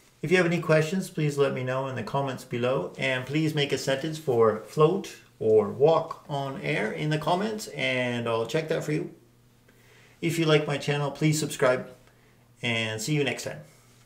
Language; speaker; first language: English; native; English